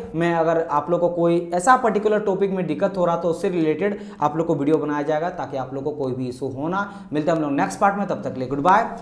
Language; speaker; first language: Hindi; non-native, local second language; Marathi